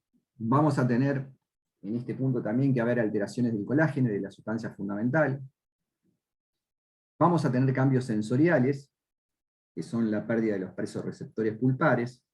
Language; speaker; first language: Spanish; native; Spanish